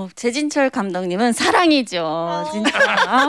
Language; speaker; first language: Korean; non-native, fluent; English